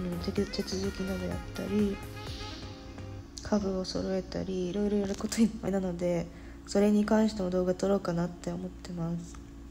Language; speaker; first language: Japanese; early bilingual, heritage; Japanese